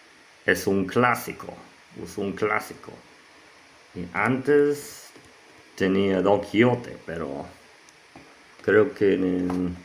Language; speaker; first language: Spanish; non-native, learner; English